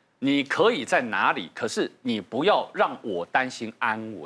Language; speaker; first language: Chinese; native; Chinese